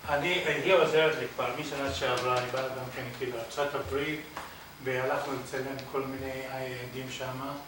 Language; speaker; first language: Hebrew; early bilingual, other home language; Arabic